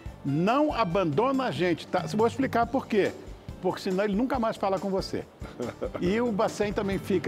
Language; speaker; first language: Portuguese; native; Portuguese